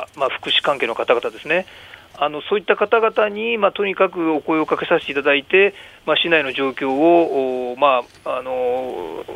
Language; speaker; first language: Japanese; native; Japanese